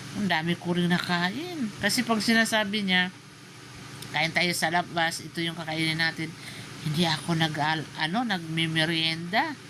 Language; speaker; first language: Filipino; non-native, local second language; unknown